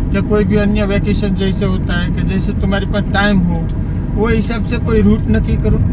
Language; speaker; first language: Hindi; non-native, local second language; Gujarati